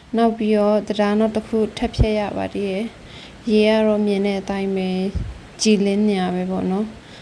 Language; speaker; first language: Burmese; native; Burmese